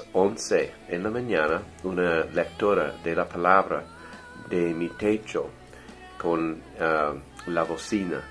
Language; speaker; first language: Spanish; non-native, learner; English